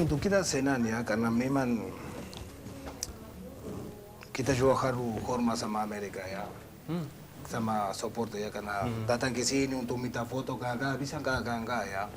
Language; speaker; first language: Indonesian; non-native, learner; Spanish